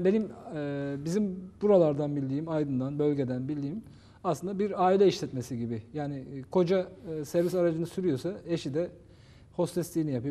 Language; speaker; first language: Turkish; native; Turkish